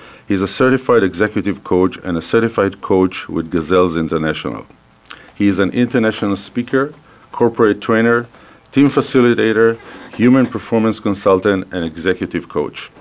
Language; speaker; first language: English; non-native, fluent; Hebrew